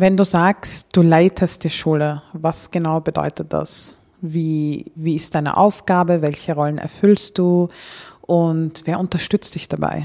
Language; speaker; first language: German; early bilingual, other home language; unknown